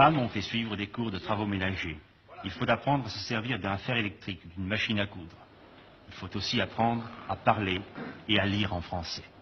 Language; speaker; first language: French; native; French